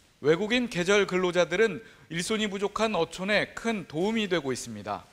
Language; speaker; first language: Korean; native; Korean